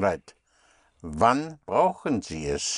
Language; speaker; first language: German; non-native, fluent; English